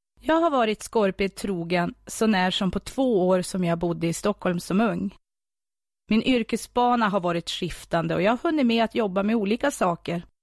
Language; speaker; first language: Swedish; native; Swedish